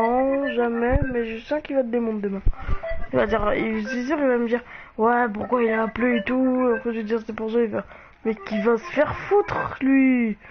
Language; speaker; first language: French; native; French